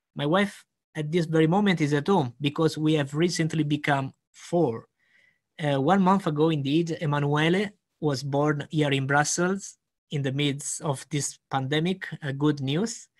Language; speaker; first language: English; non-native, fluent; Italian